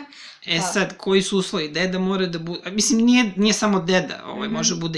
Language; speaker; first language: Serbian; native; Serbian